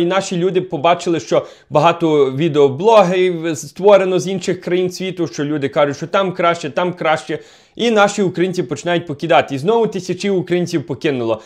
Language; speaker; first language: Ukrainian; non-native, fluent; English